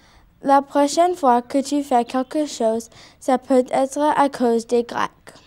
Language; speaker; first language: French; non-native, learner; English